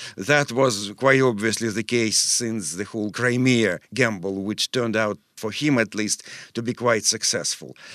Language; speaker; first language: English; non-native, fluent; Russian